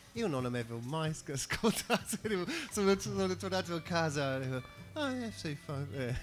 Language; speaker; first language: Italian; non-native, fluent; English